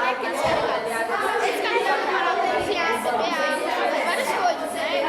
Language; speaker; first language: Portuguese; native; Portuguese